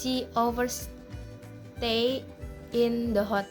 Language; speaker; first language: English; non-native, learner; Indonesian